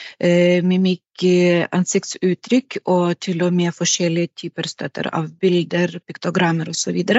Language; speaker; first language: Norwegian; non-native, fluent; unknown